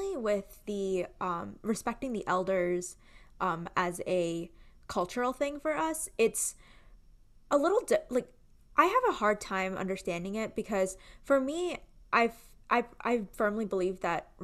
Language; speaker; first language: English; early bilingual, other home language; Gujarati